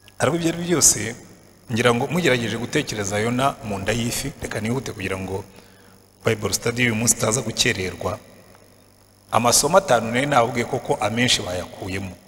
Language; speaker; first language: Kinyarwanda; native; Kinyarwanda